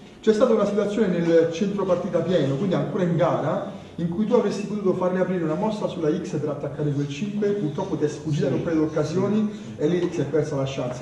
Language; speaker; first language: Italian; native; Italian